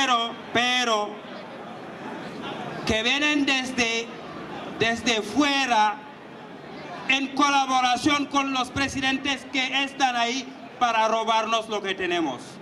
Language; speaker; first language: Spanish; non-native, fluent; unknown